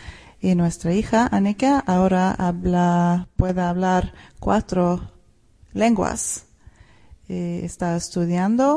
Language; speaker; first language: Spanish; non-native, fluent; Swedish